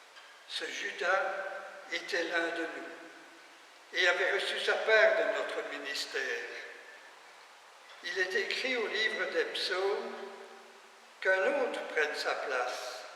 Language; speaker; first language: French; native; French